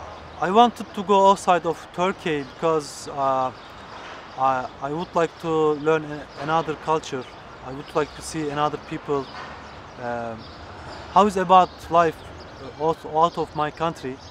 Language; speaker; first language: English; non-native, learner; Turkish